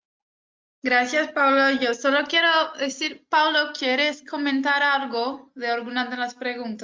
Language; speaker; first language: Spanish; non-native, fluent; Portuguese